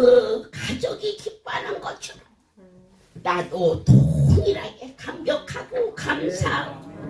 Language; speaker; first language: Korean; native; Korean